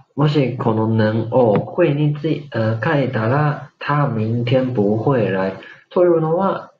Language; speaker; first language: Japanese; non-native, fluent; Chinese